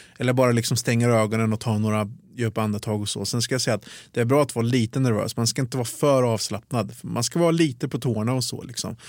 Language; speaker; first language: Swedish; early bilingual, other home language; Bosnian